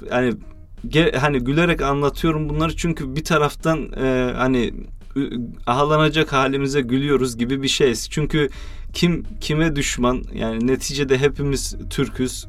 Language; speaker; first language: Turkish; early bilingual, heritage; Turkish